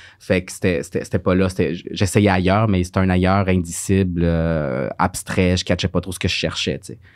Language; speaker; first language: French; early bilingual, other home language; Spanish